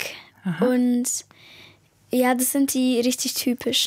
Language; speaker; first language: German; early bilingual, other home language; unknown